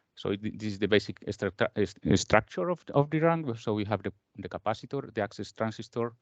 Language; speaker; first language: English; non-native, fluent; Galician